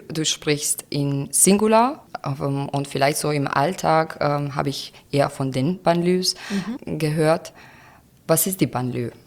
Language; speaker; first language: German; non-native, fluent; Croatian